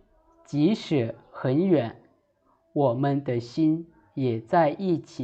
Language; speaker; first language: Chinese; non-native, fluent; Lao